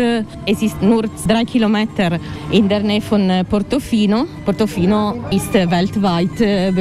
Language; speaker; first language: German; non-native, learner; Italian